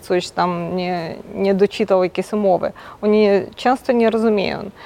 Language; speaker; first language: Polish; non-native, local second language; Ukrainian